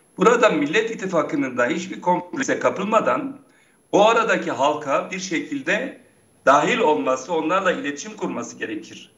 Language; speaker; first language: Turkish; non-native, local second language; Kurdish